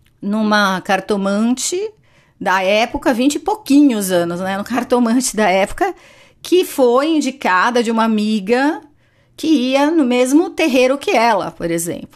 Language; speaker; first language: Portuguese; native; Portuguese